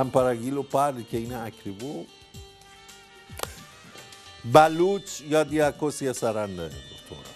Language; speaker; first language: Greek; non-native, learner; Persian